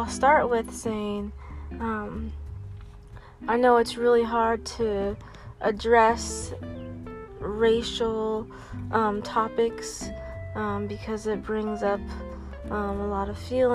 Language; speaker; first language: English; native; English